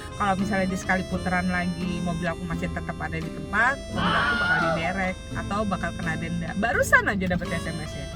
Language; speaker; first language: Indonesian; native; Indonesian